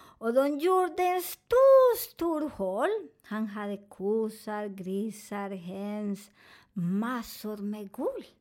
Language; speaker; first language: Swedish; non-native, learner; Spanish